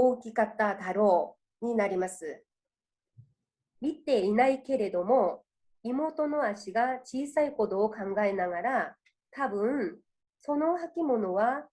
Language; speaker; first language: Japanese; non-native, fluent; Korean